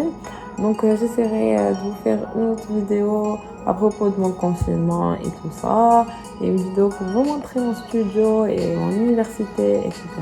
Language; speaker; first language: French; non-native, local second language; Arabic